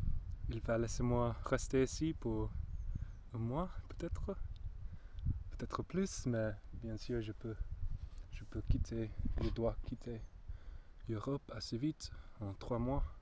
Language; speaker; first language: French; non-native, learner; English